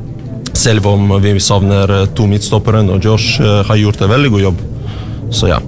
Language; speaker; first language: Norwegian; non-native, learner; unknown